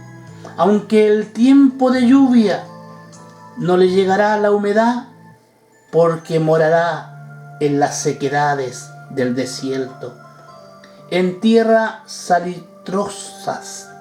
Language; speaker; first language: Spanish; native; Spanish